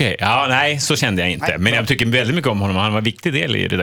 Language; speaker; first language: Swedish; native; Swedish